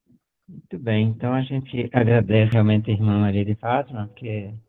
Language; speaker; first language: Portuguese; native; Portuguese